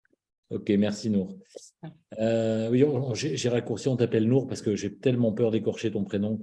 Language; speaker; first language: French; native; French